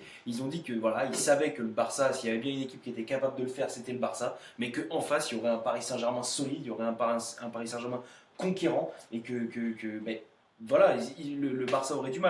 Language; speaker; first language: French; native; French